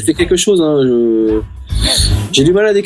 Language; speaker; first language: French; native; French